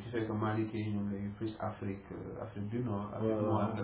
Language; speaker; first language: French; non-native, local second language; Wolof